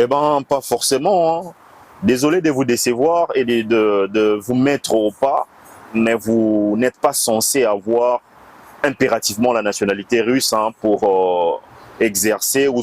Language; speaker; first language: French; non-native, local second language; Lingala